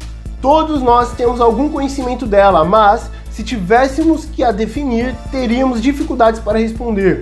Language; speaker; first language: Portuguese; native; Portuguese